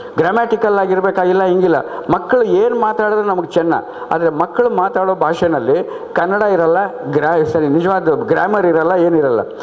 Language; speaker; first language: Kannada; native; Kannada